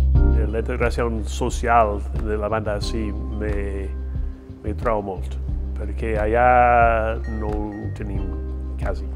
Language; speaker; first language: Catalan; non-native, fluent; English